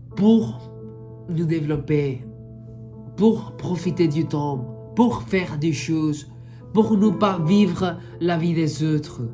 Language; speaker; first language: French; non-native, fluent; Spanish